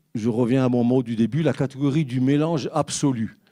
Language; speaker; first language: French; native; French